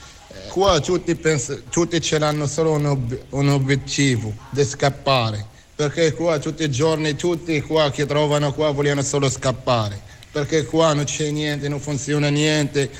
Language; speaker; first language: Italian; non-native, fluent; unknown